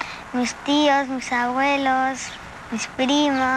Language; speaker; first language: Spanish; early bilingual, heritage; Spanish